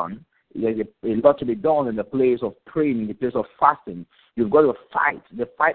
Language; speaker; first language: English; non-native, local second language; Yoruba